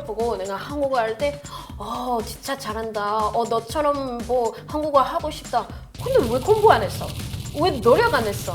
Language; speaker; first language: Korean; non-native, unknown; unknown